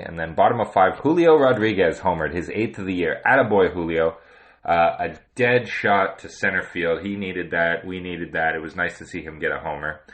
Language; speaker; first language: English; native; English